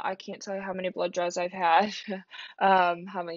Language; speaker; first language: English; native; English